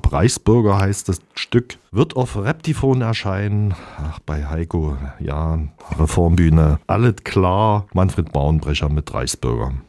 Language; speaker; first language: German; native; German